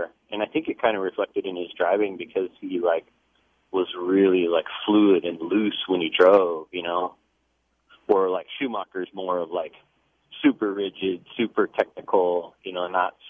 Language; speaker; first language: English; native; English